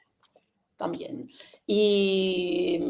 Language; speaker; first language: Spanish; non-native, learner; Italian